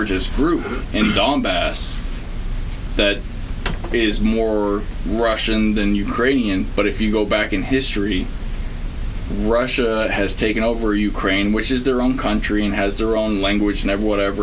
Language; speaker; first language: English; native; English